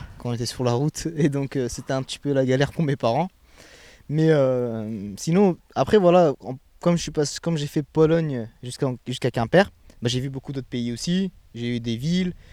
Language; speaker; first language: French; early bilingual, other home language; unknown